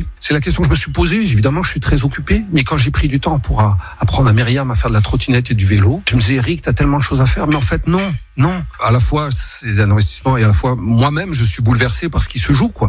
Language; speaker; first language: French; native; French